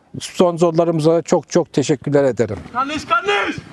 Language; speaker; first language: Turkish; early bilingual, heritage; Turkish